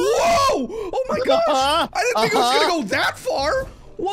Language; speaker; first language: English; native; English